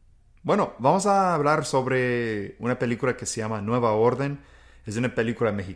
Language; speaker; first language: Spanish; non-native, fluent; English